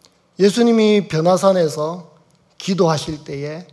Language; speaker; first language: Korean; native; Korean